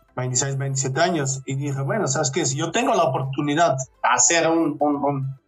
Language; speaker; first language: Spanish; non-native, fluent; Dutch